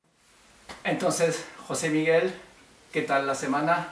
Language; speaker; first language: Spanish; non-native, fluent; French